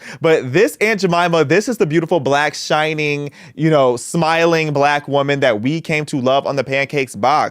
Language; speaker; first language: English; native; English